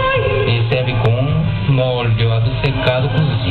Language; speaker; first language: Portuguese; non-native, fluent; Japanese